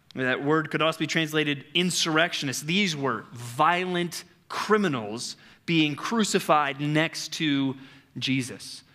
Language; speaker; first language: English; native; English